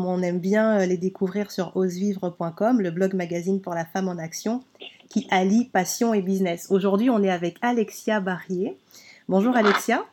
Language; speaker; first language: French; native; French